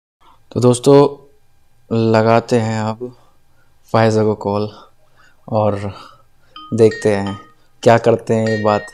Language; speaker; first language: Hindi; native; Hindi